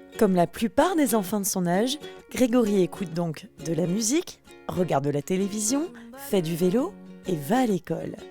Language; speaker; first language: French; native; French